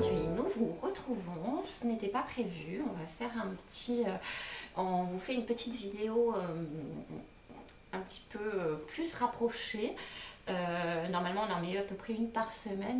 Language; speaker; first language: French; native; French